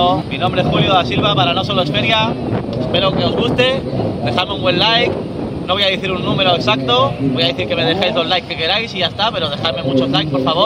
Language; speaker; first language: Spanish; native; Spanish